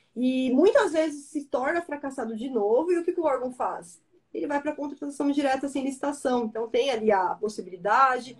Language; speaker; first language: Portuguese; native; Portuguese